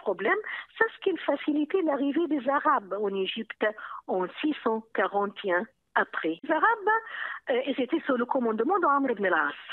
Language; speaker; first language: French; non-native, fluent; Arabic